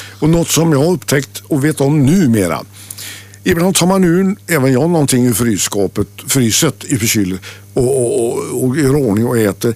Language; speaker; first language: Swedish; native; Swedish